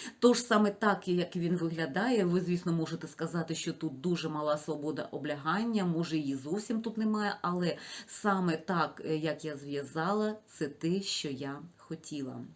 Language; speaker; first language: Ukrainian; non-native, local second language; Russian